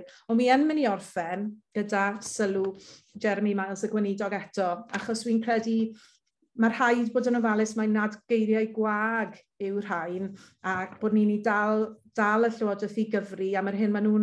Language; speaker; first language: Welsh; native; Welsh